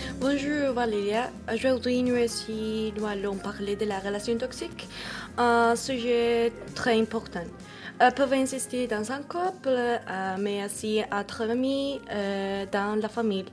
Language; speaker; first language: French; non-native, learner; Spanish